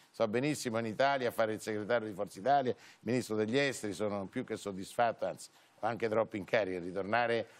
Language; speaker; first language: Italian; native; Italian